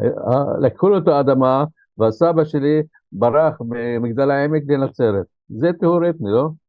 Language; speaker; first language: Hebrew; non-native, local second language; Arabic